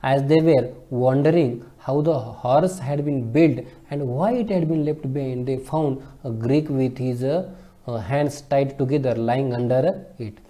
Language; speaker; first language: English; non-native, local second language; Marathi